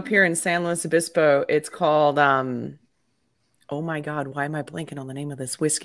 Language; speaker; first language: English; native; English